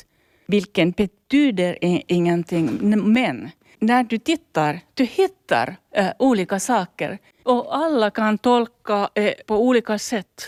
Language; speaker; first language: Swedish; non-native, local second language; Finnish